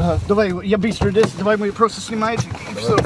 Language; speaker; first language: Russian; non-native, learner; English